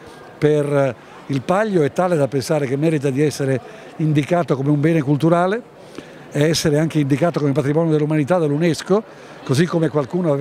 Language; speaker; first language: Italian; native; Italian